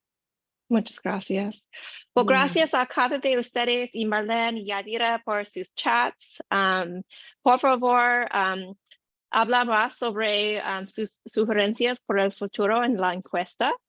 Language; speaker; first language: Spanish; non-native, learner; English